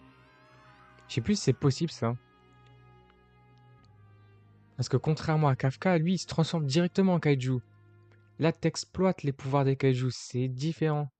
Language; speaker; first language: French; native; French